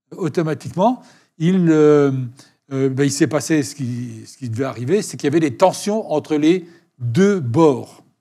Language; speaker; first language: French; native; French